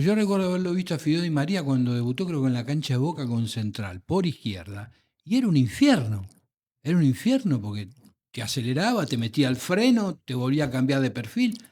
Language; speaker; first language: Spanish; native; Spanish